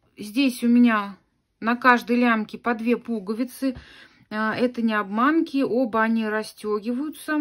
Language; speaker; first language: Russian; native; Russian